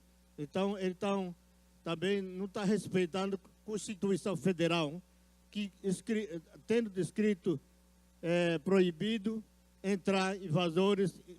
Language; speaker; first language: Portuguese; non-native, local second language; Yanomámi